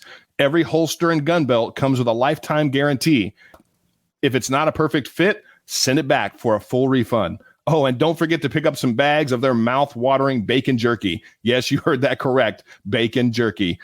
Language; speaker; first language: English; native; English